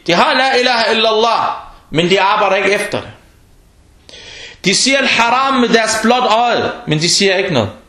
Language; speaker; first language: Danish; early bilingual, other home language; Arabic